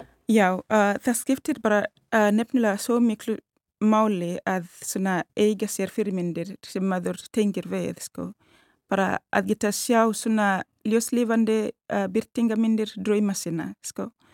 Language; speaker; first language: Icelandic; non-native, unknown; Swahili